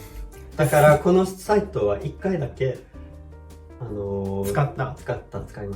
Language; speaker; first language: Japanese; non-native, fluent; Swedish